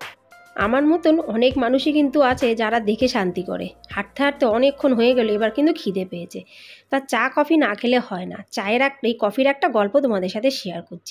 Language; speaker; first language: Bangla; native; Bangla